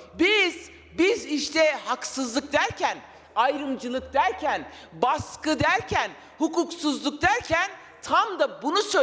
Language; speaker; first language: Turkish; non-native, local second language; Kurdish